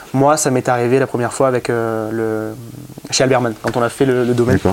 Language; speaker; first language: French; native; French